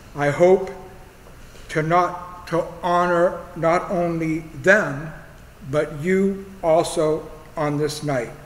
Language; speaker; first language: English; native; English